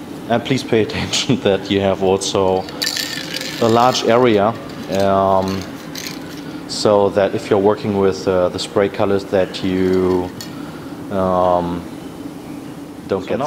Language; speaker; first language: English; non-native, fluent; German